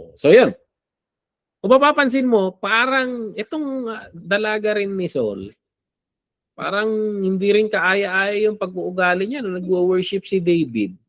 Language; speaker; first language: Filipino; non-native, local second language; Iloko